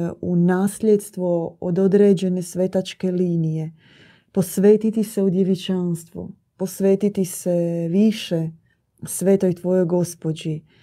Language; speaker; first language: Croatian; native; Croatian